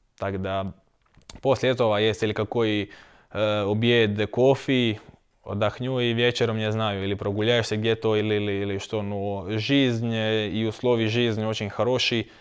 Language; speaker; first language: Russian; non-native, learner; Croatian